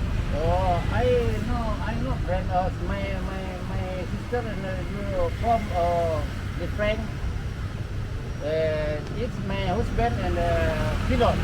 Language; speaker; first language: English; non-native, learner; Indonesian